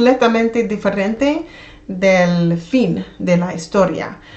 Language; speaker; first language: Spanish; non-native, learner; English